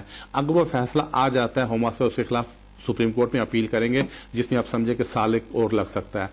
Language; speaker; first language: Urdu; native; Urdu